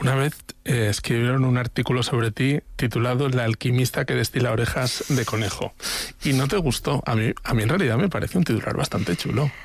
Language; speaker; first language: Spanish; native; Spanish